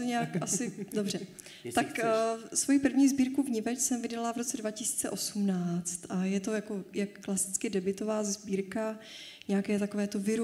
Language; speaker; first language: Czech; native; Czech